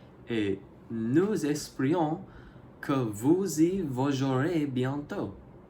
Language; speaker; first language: French; non-native, learner; English